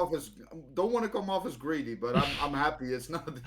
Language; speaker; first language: English; non-native, fluent; Dutch